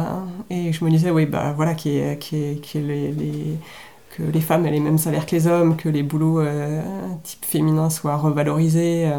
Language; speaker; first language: French; native; French